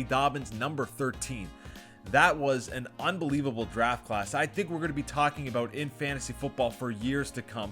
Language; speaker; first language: English; native; English